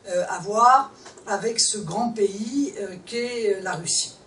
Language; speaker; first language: French; native; French